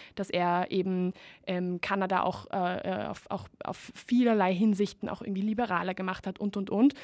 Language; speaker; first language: German; non-native, fluent; Spanish